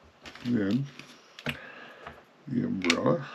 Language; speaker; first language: English; native; English